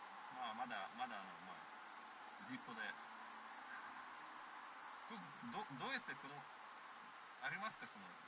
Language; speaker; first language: Japanese; non-native, learner; Russian